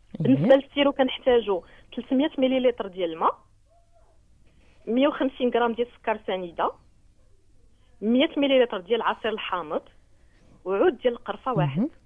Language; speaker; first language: Arabic; native; Arabic